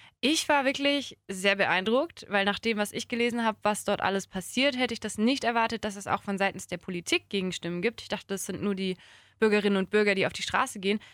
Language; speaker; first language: German; native; German